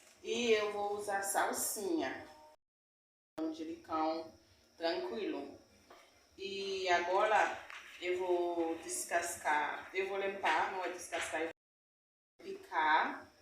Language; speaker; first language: Portuguese; non-native, learner; Haitian Creole